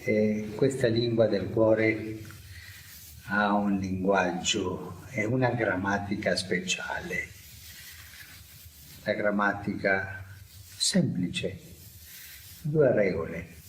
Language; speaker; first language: Italian; non-native, fluent; Spanish